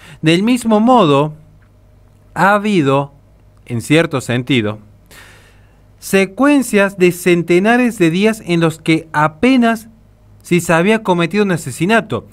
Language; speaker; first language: Spanish; native; Spanish